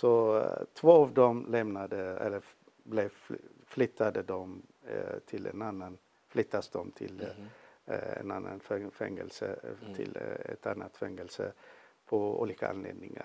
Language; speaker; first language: Swedish; non-native, fluent; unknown